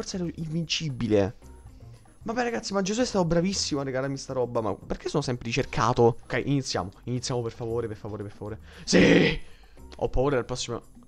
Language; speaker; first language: Italian; native; Italian